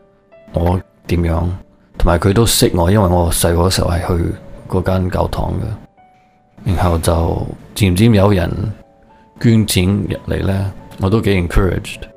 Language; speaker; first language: Cantonese; early bilingual, heritage; Cantonese